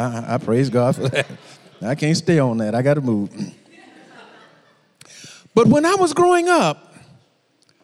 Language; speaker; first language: English; native; English